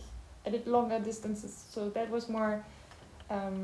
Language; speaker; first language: English; non-native, fluent; German